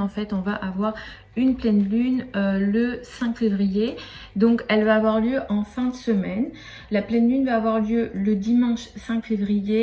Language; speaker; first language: French; native; French